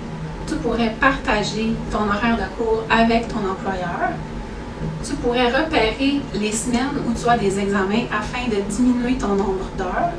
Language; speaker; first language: French; native; French